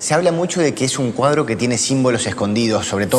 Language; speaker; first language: Spanish; native; Spanish